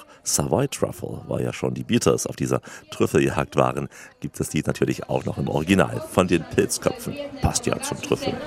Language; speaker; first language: German; native; German